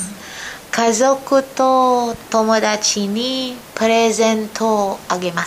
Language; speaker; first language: Japanese; non-native, learner; Filipino